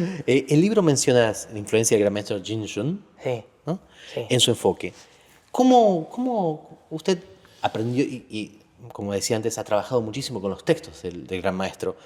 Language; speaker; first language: Spanish; native; Spanish